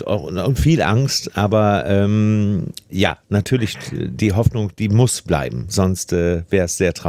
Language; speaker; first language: German; native; German